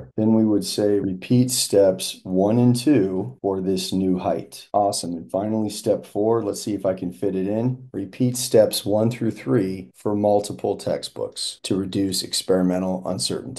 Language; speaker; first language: English; native; English